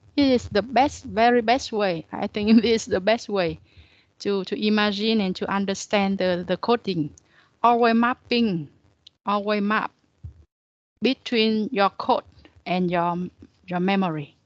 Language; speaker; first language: English; non-native, learner; Vietnamese